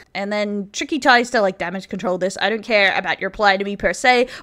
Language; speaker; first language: English; native; English